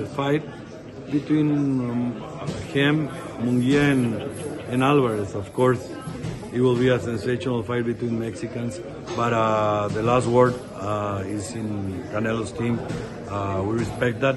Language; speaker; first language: English; non-native, fluent; Spanish